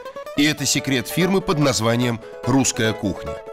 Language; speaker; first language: Russian; native; Russian